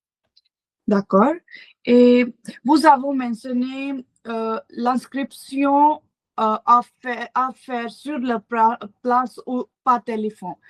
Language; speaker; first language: French; non-native, learner; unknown